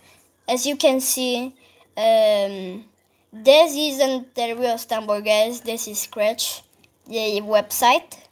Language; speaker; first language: English; non-native, learner; Italian